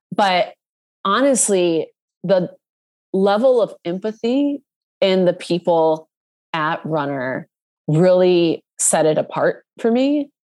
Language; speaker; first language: English; native; English